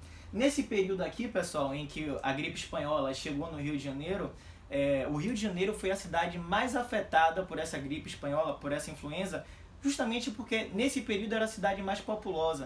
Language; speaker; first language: Portuguese; native; Portuguese